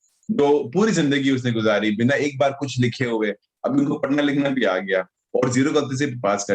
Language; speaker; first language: Hindi; native; Hindi